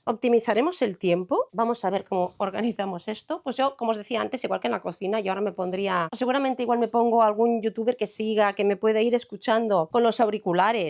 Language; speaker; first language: Spanish; native; Spanish